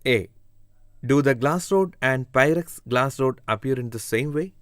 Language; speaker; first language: English; non-native, local second language; Malayalam